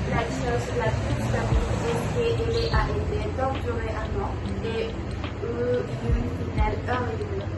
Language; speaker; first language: French; non-native, learner; Spanish